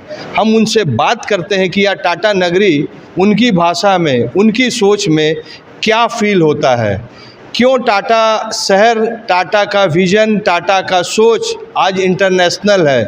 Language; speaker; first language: Hindi; native; Hindi